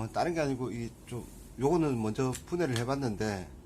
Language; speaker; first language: Korean; native; Korean